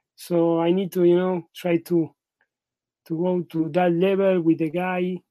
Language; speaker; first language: English; non-native, learner; Spanish